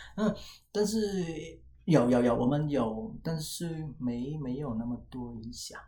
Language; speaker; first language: Chinese; non-native, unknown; Vietnamese